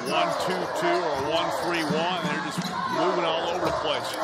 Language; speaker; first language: English; native; English